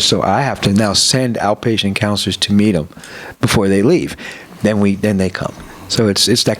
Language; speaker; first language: English; native; English